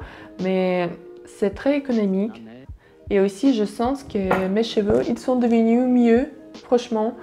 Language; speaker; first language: French; non-native, learner; Russian